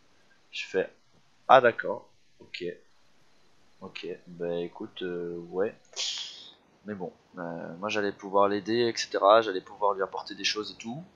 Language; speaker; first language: French; native; French